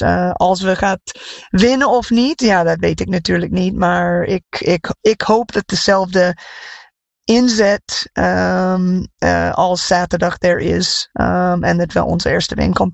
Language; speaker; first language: Dutch; non-native, fluent; English